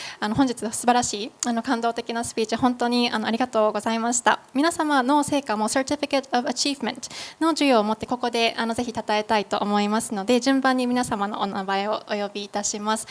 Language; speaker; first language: Japanese; native; Japanese